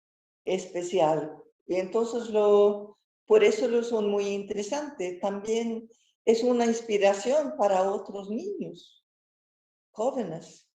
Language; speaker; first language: Spanish; non-native, fluent; Swedish